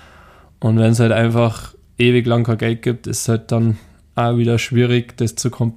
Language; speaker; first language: German; native; German